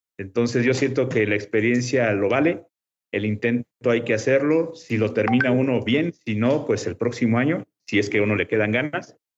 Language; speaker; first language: Spanish; native; Spanish